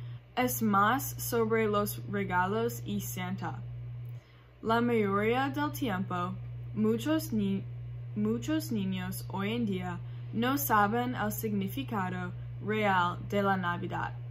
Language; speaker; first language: Spanish; non-native, learner; English